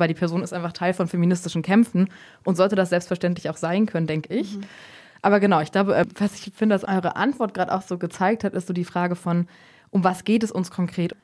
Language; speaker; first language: German; native; German